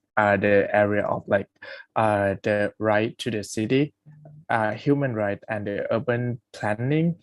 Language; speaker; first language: English; non-native, fluent; Thai